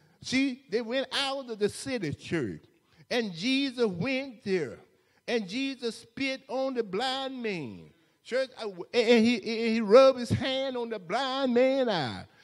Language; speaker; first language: English; native; English